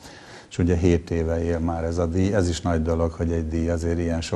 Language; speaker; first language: Hungarian; native; Hungarian